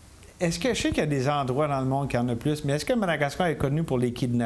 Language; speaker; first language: French; native; French